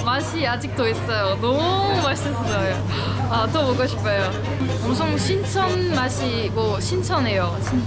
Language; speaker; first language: Korean; non-native, learner; French